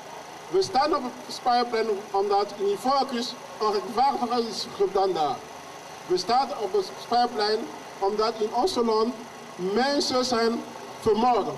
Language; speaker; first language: Dutch; non-native, learner; French